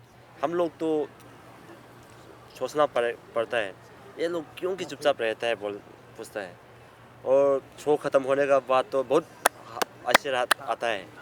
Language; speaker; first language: Hindi; non-native, local second language; Manipuri